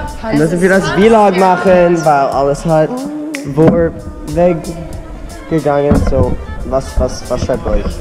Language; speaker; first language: German; non-native, learner; English